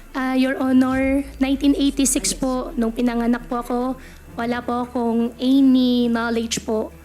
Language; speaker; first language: Filipino; native; Filipino